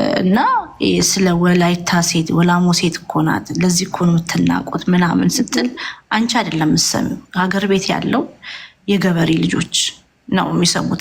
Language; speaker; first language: Amharic; native; Amharic